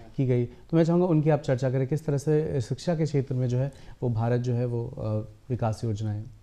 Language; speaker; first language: Hindi; native; Hindi